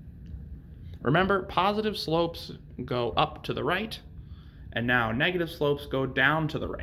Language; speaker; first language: English; native; English